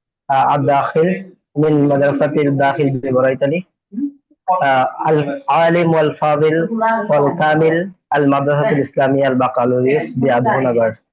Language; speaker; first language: Arabic; non-native, learner; Bangla